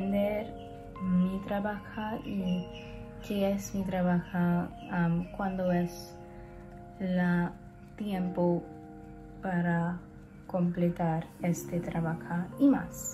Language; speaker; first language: Spanish; non-native, learner; English